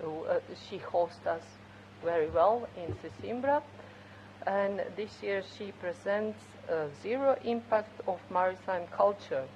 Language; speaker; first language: English; non-native, fluent; Catalan